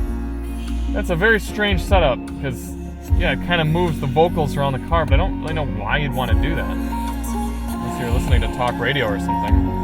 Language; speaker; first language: English; native; English